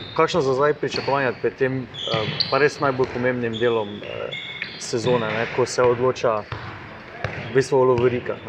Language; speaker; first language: Slovenian; native; Slovenian